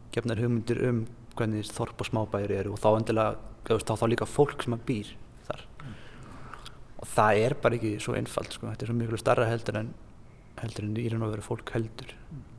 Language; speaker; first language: Icelandic; native; Icelandic